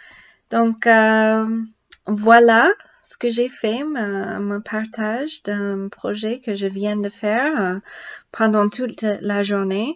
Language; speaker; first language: French; non-native, learner; English